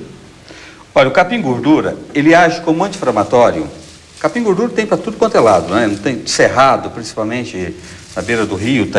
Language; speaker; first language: Portuguese; native; Portuguese